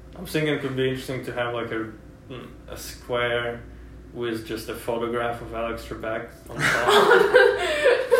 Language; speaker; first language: English; non-native, fluent; Russian